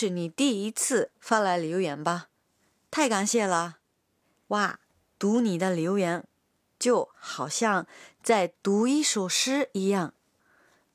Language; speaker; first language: Chinese; non-native, fluent; Japanese